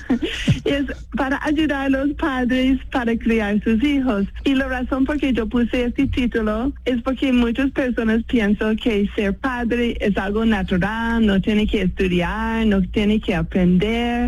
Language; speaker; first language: Spanish; non-native, fluent; English